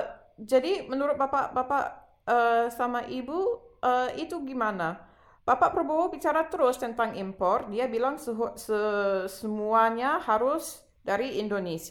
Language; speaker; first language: Indonesian; non-native, fluent; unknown